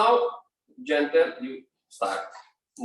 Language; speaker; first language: English; non-native, learner; Italian